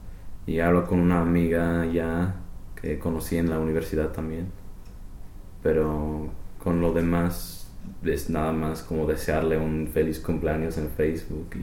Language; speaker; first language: Spanish; non-native, fluent; English